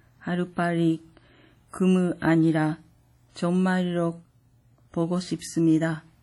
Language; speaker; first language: Korean; non-native, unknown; Japanese